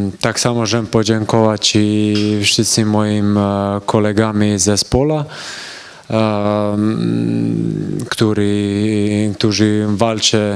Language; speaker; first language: Polish; non-native, learner; Croatian